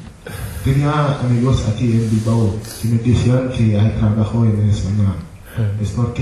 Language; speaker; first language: Spanish; non-native, learner; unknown